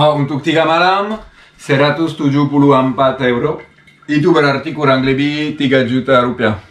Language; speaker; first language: Indonesian; non-native, fluent; Croatian